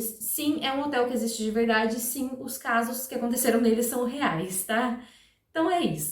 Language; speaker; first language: Portuguese; native; Portuguese